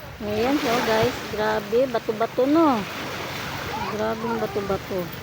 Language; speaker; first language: Filipino; non-native, local second language; Cebuano